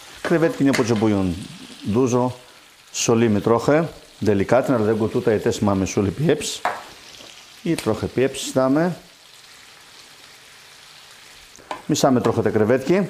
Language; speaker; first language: Polish; non-native, learner; Greek